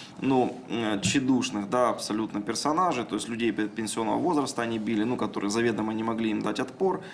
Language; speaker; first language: Russian; native; Russian